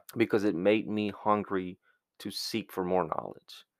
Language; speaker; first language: English; early bilingual, other home language; Spanish